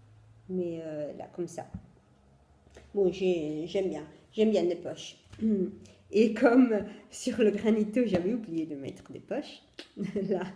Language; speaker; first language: French; non-native, fluent; Italian